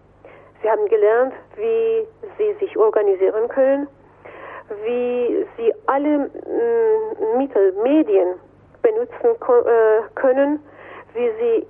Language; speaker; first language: German; non-native, fluent; Persian